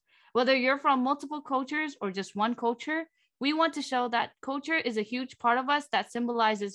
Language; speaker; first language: English; non-native, fluent; Vietnamese